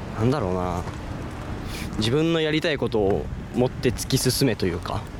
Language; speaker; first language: Japanese; native; Japanese